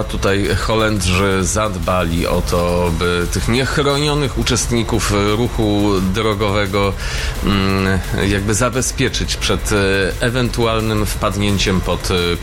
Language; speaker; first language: Polish; native; Polish